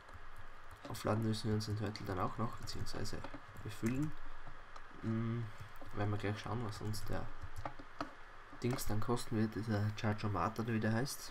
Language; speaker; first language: German; native; German